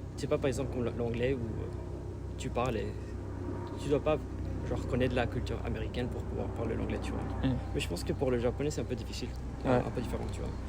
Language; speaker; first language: French; early bilingual, other home language; Spanish